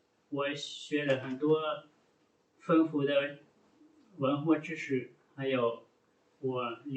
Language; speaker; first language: Chinese; non-native, fluent; Lao